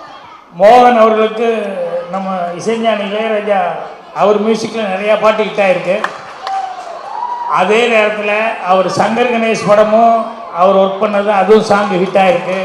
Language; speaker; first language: Tamil; native; Tamil